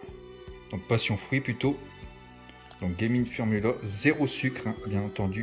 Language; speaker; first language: French; native; French